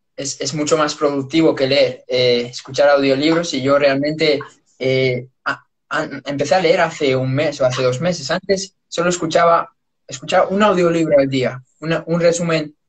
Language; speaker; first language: Spanish; native; Spanish